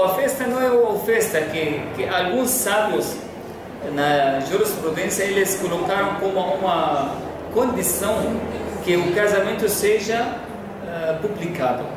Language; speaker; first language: Portuguese; non-native, fluent; Arabic